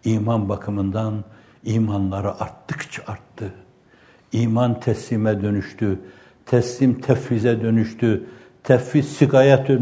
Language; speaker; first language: Turkish; native; Turkish